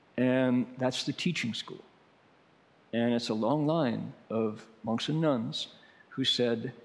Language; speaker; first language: English; native; English